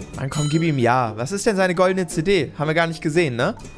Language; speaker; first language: German; native; German